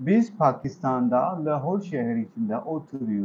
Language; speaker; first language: Turkish; non-native, learner; Urdu